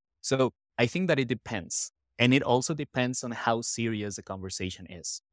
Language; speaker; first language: English; non-native, fluent; Spanish